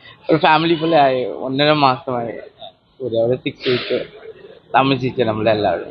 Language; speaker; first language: Malayalam; non-native, local second language; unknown